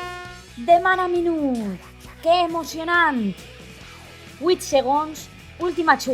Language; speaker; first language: Catalan; native; Catalan